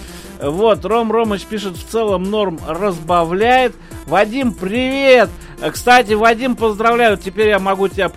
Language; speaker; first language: Russian; native; Russian